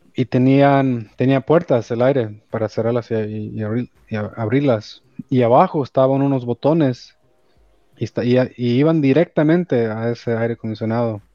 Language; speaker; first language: Spanish; early bilingual, heritage; Spanish